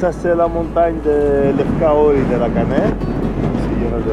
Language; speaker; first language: French; non-native, fluent; Greek